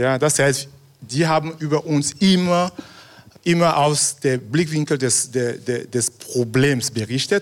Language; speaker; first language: German; non-native, fluent; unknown